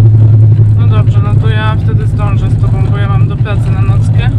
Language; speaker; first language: Polish; native; Polish